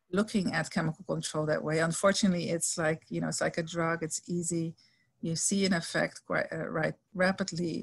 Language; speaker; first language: English; non-native, fluent; Dutch